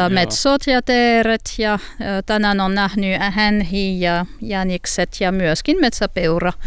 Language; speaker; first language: Finnish; non-native, learner; French